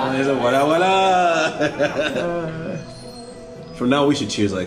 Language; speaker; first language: English; native; English